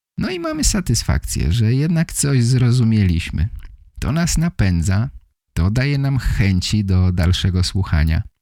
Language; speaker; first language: Polish; native; Polish